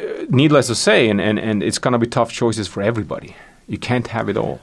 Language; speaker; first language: English; non-native, fluent; Swedish